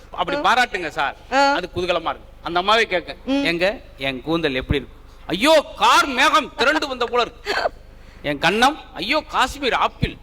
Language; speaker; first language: Tamil; native; Tamil